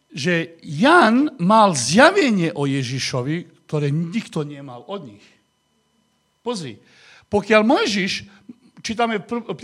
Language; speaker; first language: Slovak; non-native, local second language; Hungarian